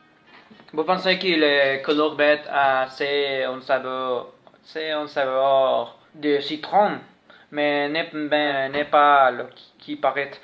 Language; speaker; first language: French; non-native, learner; Spanish